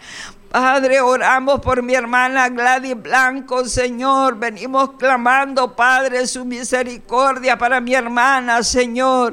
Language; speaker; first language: Spanish; native; Spanish